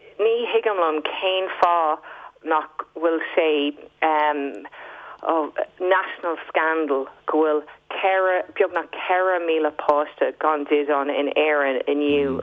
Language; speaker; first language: Irish; non-native, local second language; English